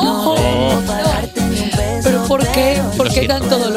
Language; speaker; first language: Spanish; native; Spanish